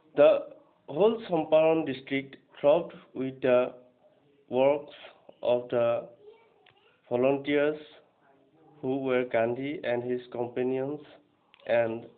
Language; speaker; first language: English; non-native, local second language; Assamese